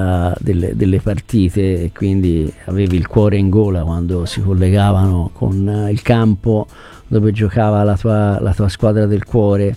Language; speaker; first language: Italian; native; Italian